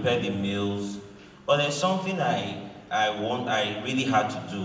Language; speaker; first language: English; non-native, local second language; Esan